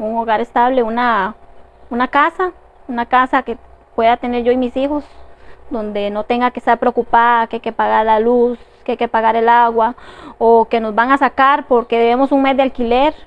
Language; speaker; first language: Spanish; native; Spanish